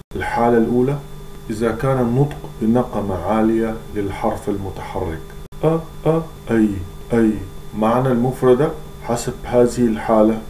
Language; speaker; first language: Arabic; non-native, local second language; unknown